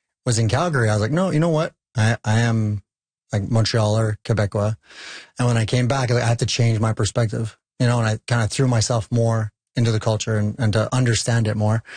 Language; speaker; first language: English; native; English